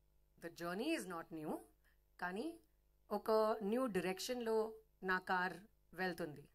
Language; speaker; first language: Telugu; non-native, learner; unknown